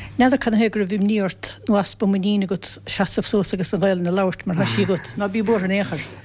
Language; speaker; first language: Irish; native; Irish